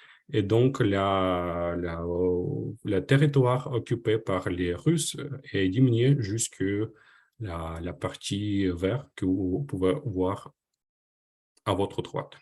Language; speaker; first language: French; non-native, fluent; Ukrainian